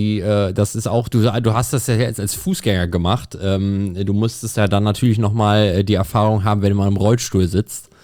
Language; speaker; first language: German; native; German